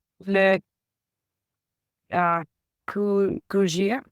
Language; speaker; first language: French; non-native, learner; Spanish